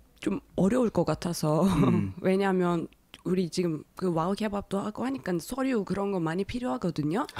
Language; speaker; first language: Korean; non-native, fluent; Turkish